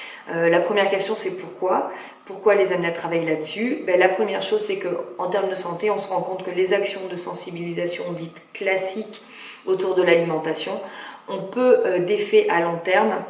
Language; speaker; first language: French; native; French